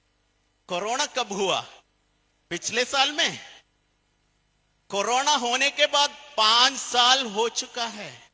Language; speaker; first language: Hindi; non-native, fluent; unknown